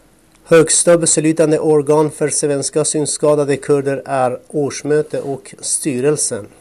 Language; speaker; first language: Swedish; non-native, fluent; Kurdish